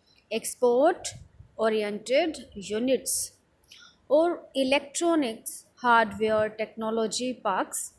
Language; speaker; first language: English; non-native, local second language; Hindi